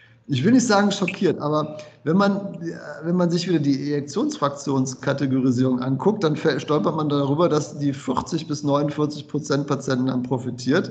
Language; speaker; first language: German; native; German